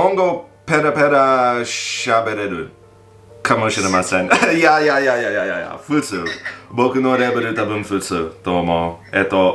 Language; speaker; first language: Japanese; non-native, learner; English